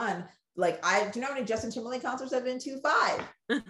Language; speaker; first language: English; native; English